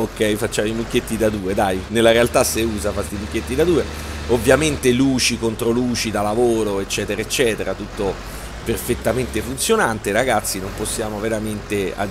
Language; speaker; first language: Italian; native; Italian